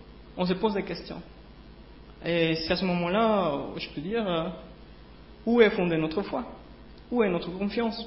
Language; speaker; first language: French; native; French